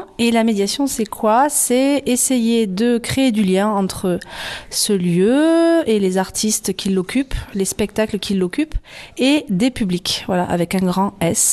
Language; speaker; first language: French; native; French